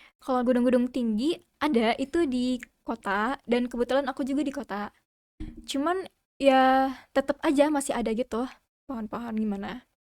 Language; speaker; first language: Indonesian; native; Indonesian